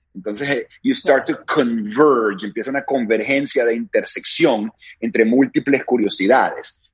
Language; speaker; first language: Spanish; native; Spanish